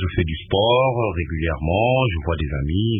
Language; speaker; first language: French; non-native, local second language; Lingala